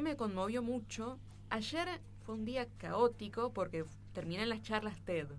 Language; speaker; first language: Spanish; native; Spanish